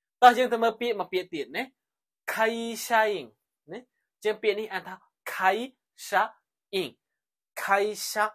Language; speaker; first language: Japanese; non-native, fluent; Khmer